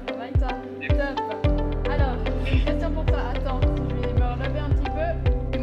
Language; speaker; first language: French; native; French